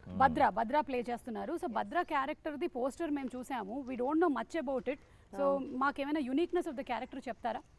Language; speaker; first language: Telugu; native; Telugu